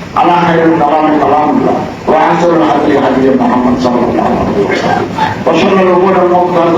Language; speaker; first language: Arabic; non-native, fluent; Bangla